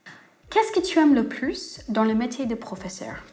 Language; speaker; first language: French; non-native, fluent; English